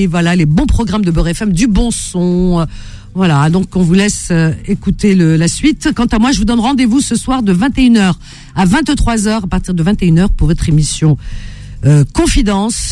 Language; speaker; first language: French; native; French